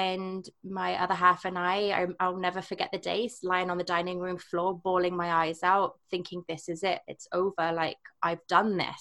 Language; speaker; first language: English; native; English